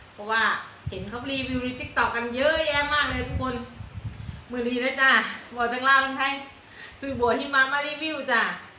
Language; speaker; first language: Thai; native; Thai